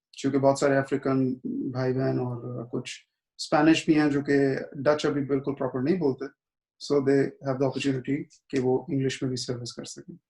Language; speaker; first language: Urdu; native; Urdu